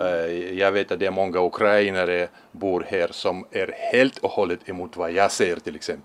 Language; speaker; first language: Swedish; non-native, fluent; Russian